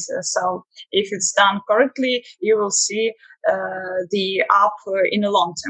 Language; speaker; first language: English; non-native, learner; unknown